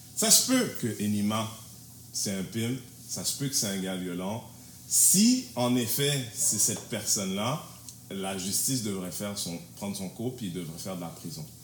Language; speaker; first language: French; native; French